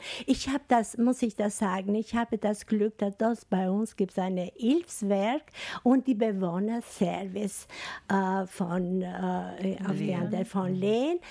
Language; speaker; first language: German; non-native, learner; Albanian